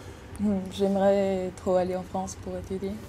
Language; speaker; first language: French; non-native, local second language; Spanish